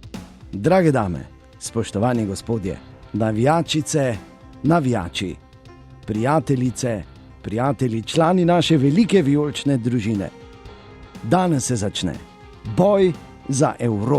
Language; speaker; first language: Slovenian; native; Slovenian